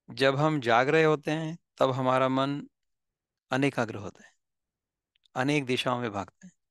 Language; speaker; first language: Hindi; non-native, local second language; Marathi